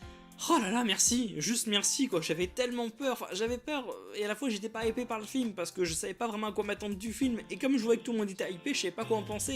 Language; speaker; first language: French; native; French